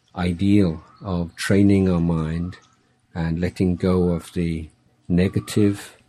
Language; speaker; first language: English; native; English